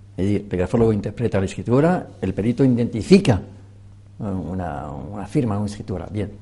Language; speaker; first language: Spanish; non-native, fluent; French